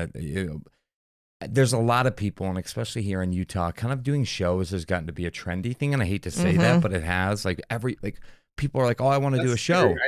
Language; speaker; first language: English; native; English